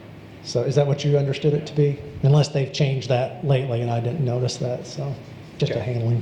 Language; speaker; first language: English; native; English